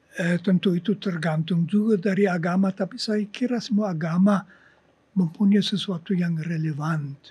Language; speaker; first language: Indonesian; non-native, fluent; German